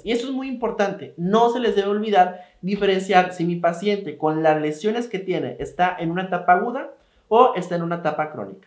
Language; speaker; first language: Spanish; native; Spanish